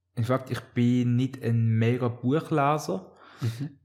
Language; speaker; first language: German; native; German